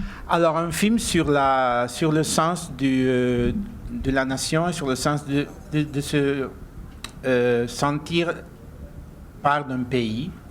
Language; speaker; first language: French; non-native, fluent; Italian